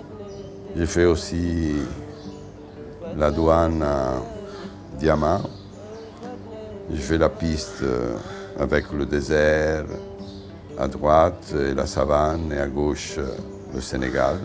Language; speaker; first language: French; non-native, fluent; Italian